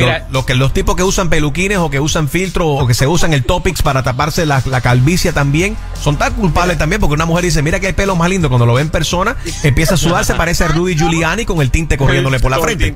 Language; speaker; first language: Spanish; native; Spanish